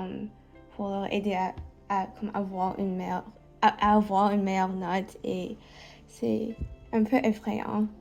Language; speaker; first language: French; non-native, learner; English